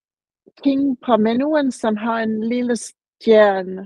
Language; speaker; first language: Danish; non-native, learner; English